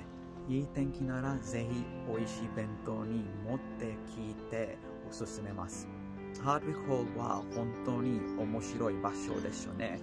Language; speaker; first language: Japanese; non-native, learner; English